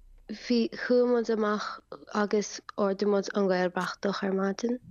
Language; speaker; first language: Irish; non-native, local second language; English